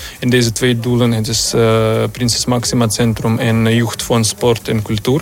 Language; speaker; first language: Dutch; non-native, learner; Ukrainian